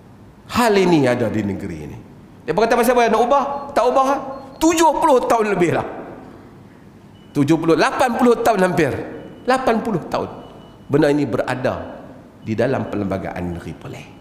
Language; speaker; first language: Malay; native; Malay